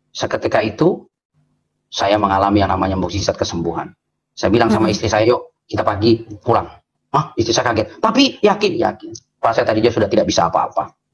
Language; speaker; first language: Indonesian; native; Indonesian